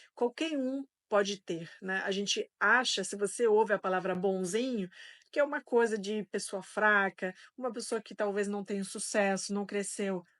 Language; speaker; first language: Portuguese; non-native, fluent; French